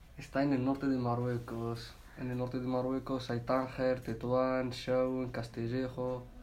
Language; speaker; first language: Spanish; non-native, learner; Arabic